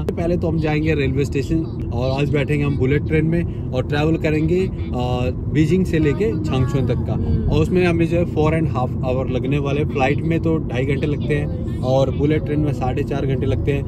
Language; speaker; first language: Hindi; native; Hindi